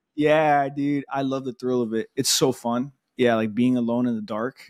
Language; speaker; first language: English; early bilingual, other home language; Spanish